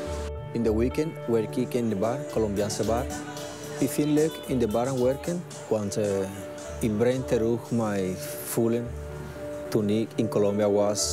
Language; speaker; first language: Dutch; non-native, fluent; Spanish